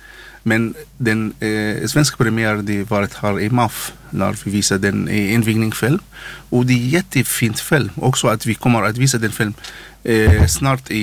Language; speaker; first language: Swedish; non-native, learner; Arabic